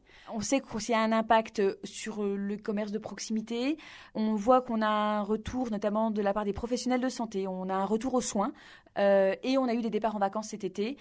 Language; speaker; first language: French; native; French